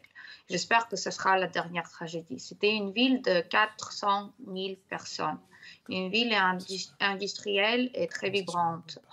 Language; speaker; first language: French; non-native, fluent; Ukrainian